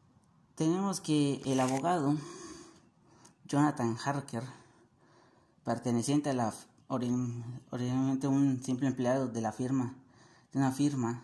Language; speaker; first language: Spanish; native; Spanish